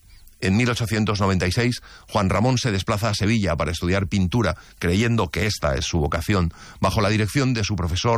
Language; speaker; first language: Spanish; native; Spanish